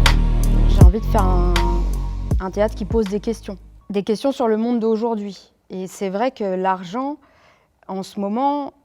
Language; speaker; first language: French; native; French